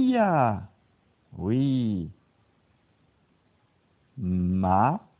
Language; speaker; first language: French; native; French